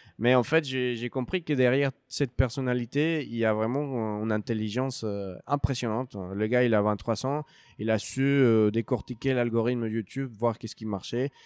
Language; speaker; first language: French; non-native, fluent; Spanish